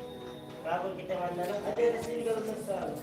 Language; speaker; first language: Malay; non-native, local second language; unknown